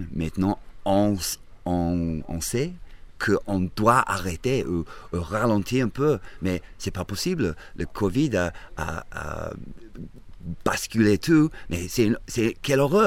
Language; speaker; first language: French; non-native, fluent; English